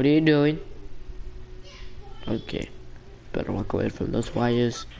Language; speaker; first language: English; native; English